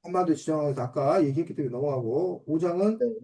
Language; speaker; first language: Korean; native; Korean